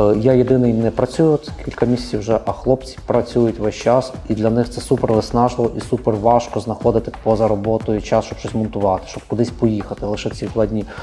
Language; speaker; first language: Ukrainian; native; Ukrainian